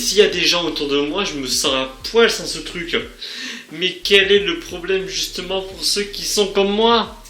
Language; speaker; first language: French; native; French